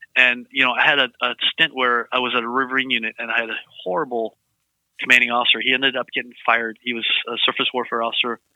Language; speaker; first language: English; early bilingual, other home language; Vietnamese